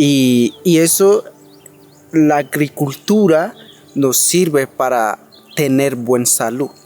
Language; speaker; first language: Spanish; non-native, local second language; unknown